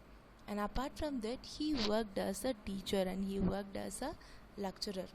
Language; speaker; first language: English; non-native, local second language; Tamil